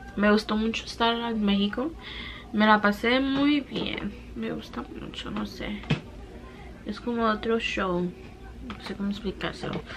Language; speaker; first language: Spanish; early bilingual, other home language; English